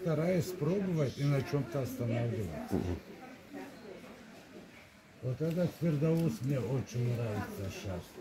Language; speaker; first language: Russian; non-native, local second language; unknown